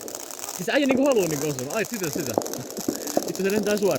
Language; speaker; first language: Finnish; native; Finnish